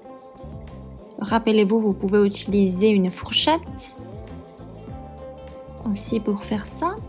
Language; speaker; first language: French; non-native, fluent; Spanish